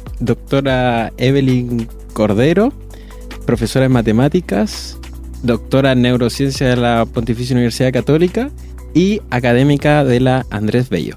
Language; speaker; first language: Spanish; native; Spanish